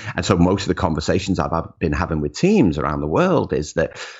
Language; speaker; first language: English; native; English